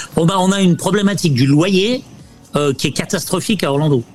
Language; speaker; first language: French; native; French